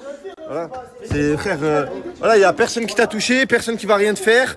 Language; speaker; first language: French; native; French